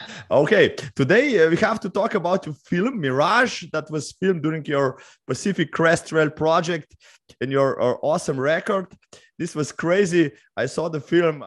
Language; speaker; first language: English; non-native, fluent; Slovenian